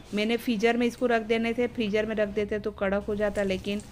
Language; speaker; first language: Hindi; native; Hindi